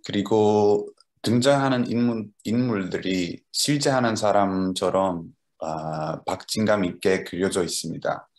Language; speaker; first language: Korean; non-native, learner; Dutch